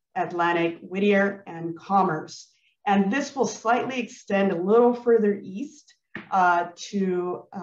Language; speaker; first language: English; early bilingual, other home language; Spanish